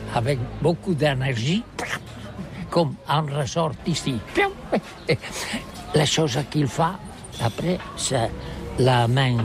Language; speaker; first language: French; non-native, learner; Catalan